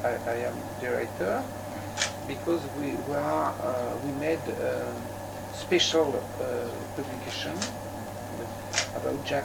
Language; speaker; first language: English; non-native, learner; French